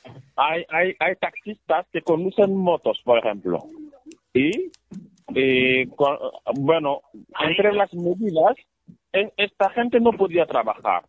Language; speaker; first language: Spanish; non-native, fluent; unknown